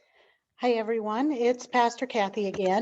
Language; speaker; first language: English; native; English